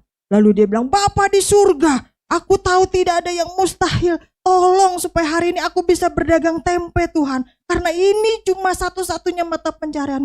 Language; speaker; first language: Indonesian; native; Indonesian